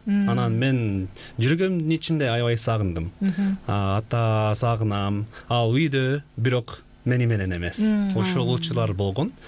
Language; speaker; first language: Kyrgyz; non-native, fluent; Korean